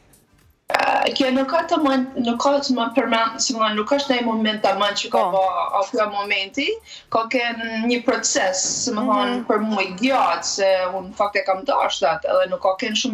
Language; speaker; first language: Albanian; native; Albanian